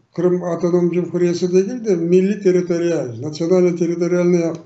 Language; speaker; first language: Turkish; non-native, fluent; Crimean Tatar